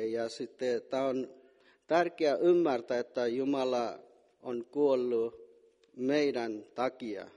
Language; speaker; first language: Finnish; non-native, fluent; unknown